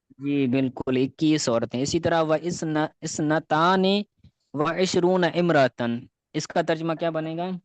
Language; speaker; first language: Urdu; native; Urdu